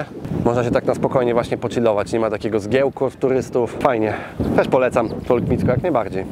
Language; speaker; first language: Polish; native; Polish